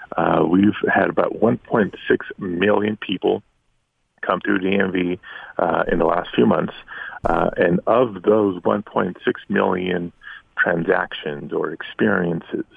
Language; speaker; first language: English; native; English